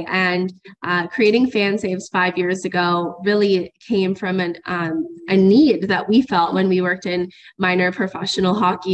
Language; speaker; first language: English; native; English